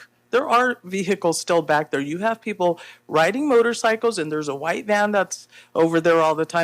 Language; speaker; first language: English; native; English